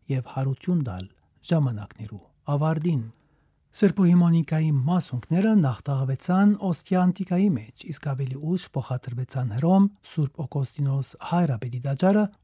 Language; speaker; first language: Armenian; early bilingual, heritage; Armenian